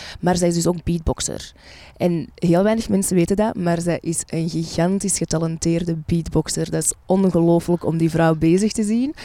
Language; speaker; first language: Dutch; early bilingual, other home language; Arabic